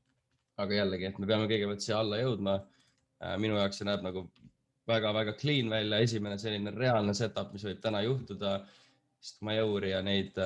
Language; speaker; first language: Estonian; native; Estonian